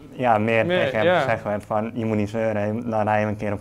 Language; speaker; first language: Dutch; native; Dutch